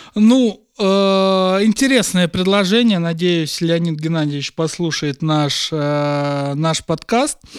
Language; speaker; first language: Russian; native; Russian